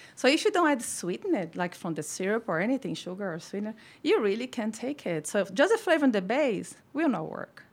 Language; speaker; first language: English; non-native, fluent; Portuguese